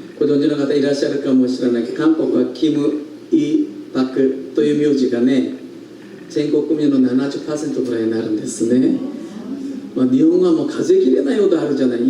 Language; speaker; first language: Japanese; non-native, fluent; Korean